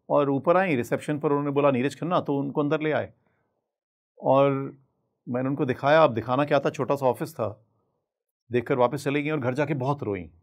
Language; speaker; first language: Hindi; native; Hindi